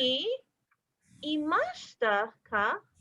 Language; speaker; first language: Japanese; non-native, fluent; English